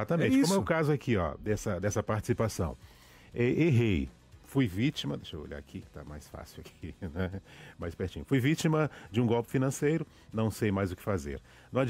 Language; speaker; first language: Portuguese; native; Portuguese